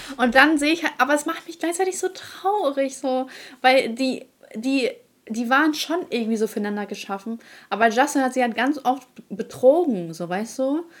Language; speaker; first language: German; early bilingual, other home language; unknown